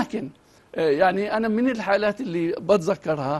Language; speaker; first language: Arabic; native; Arabic